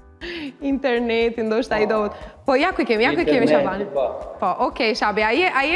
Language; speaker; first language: Albanian; native; Albanian